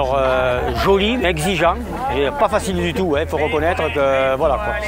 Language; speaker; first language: French; native; French